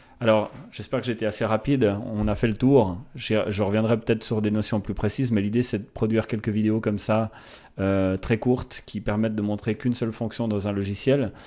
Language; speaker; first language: French; native; French